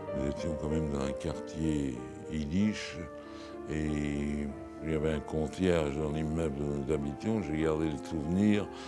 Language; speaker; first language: French; early bilingual, other home language; Yiddish